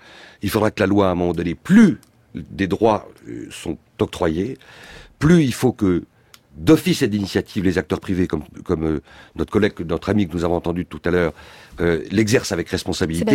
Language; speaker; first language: French; native; French